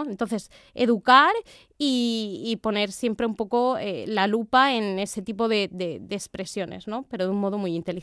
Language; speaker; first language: Spanish; native; Spanish